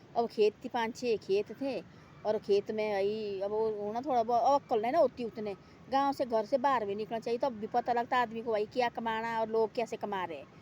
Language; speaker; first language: Hindi; non-native, local second language; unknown